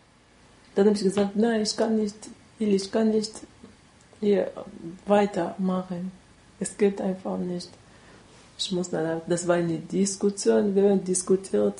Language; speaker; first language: German; non-native, learner; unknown